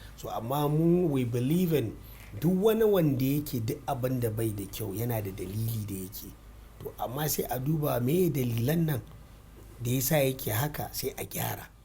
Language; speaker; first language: Hausa; non-native, local second language; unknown